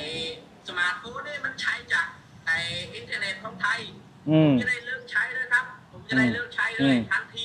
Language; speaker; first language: Thai; non-native, fluent; Khmer